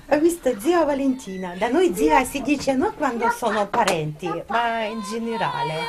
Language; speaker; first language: Italian; non-native, learner; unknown